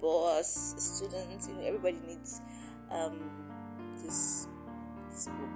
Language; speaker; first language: English; non-native, local second language; Yoruba